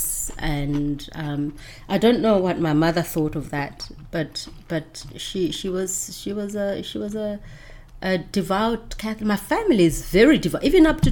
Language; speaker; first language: English; non-native, local second language; Northern Sotho